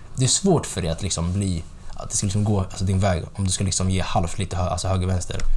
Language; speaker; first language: Swedish; early bilingual, other home language; Tigrinya